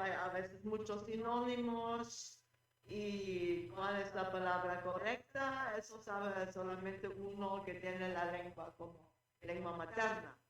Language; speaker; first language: Spanish; non-native, fluent; German